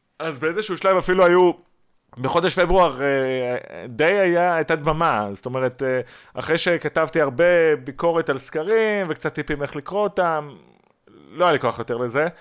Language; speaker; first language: Hebrew; native; Hebrew